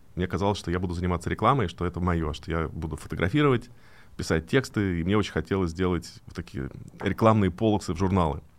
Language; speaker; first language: Russian; native; Russian